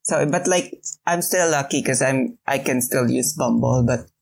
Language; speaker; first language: English; non-native, local second language; Filipino